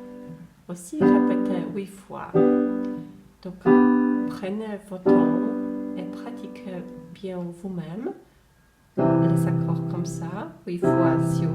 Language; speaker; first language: French; non-native, fluent; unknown